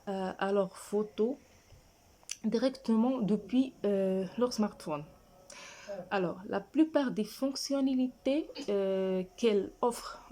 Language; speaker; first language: French; non-native, fluent; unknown